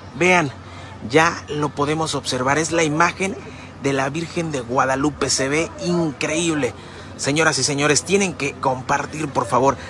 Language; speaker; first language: Spanish; native; Spanish